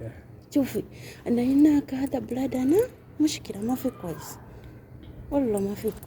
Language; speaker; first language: Arabic; non-native, learner; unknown